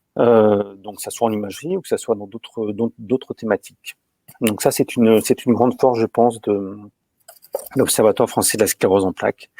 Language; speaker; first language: French; native; French